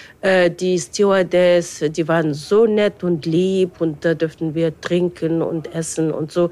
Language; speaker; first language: German; non-native, fluent; Arabic